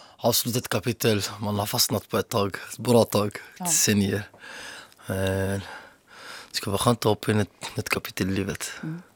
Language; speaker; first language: Swedish; early bilingual, other home language; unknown